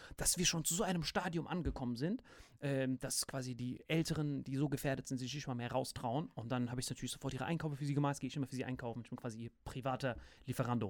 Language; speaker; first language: German; native; German